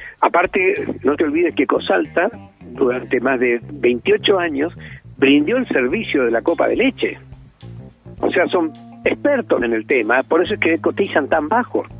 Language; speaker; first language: Spanish; native; Spanish